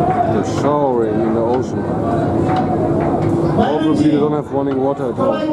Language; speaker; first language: English; non-native, fluent; German